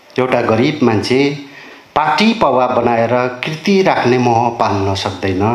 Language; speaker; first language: Nepali; non-native, local second language; Limbu